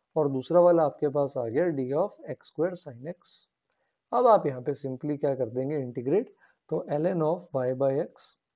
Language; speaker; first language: Hindi; native; Hindi